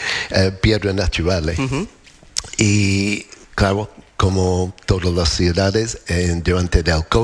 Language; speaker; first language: Spanish; non-native, learner; English